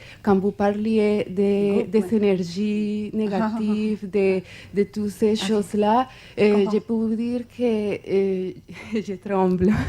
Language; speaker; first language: French; non-native, fluent; Spanish